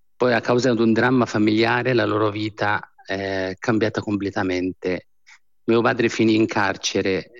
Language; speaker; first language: Italian; non-native, fluent; Arabic